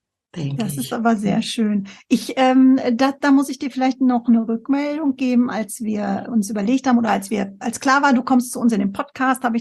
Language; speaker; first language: German; native; German